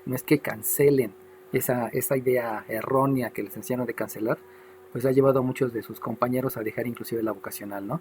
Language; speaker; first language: Spanish; native; Spanish